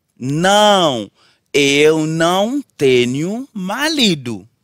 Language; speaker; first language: Portuguese; non-native, learner; Haitian Creole